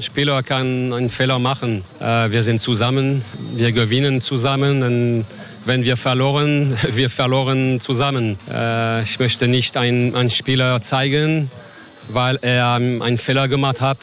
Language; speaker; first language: German; non-native, fluent; French